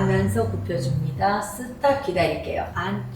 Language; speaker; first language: Korean; native; Korean